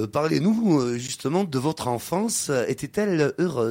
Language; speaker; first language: French; native; French